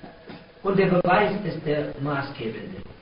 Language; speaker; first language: German; non-native, fluent; Arabic